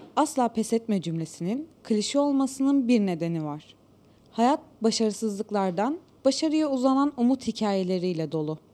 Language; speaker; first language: Turkish; native; Turkish